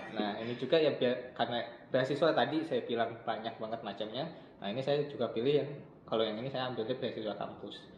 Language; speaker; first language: Indonesian; native; Indonesian